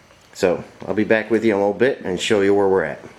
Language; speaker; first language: English; native; English